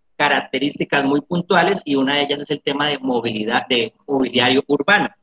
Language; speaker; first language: Spanish; native; Spanish